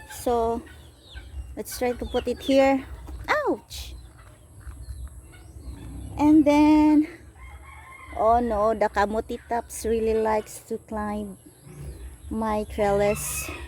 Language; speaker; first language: English; non-native, local second language; Filipino